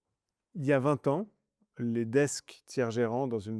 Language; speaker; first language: French; native; French